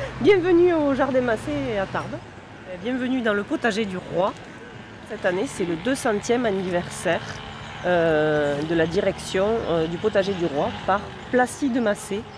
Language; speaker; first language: French; native; French